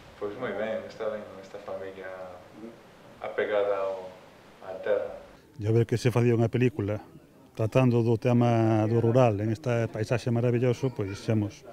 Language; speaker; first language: Galician; native; Galician